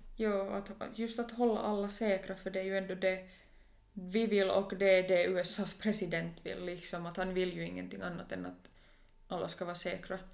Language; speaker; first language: Swedish; native; Swedish